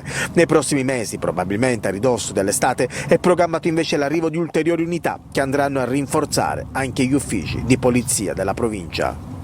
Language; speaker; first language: Italian; native; Italian